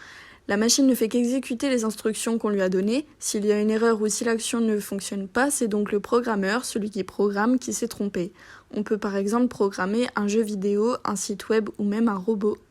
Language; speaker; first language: French; native; French